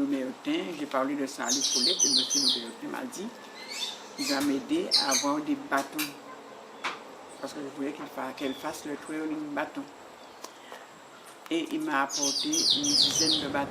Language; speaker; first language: French; non-native, local second language; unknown